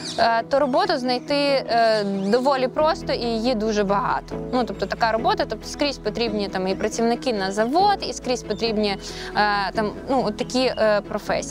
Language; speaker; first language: Ukrainian; native; Ukrainian